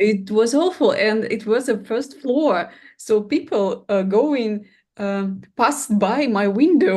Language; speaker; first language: English; non-native, learner; Russian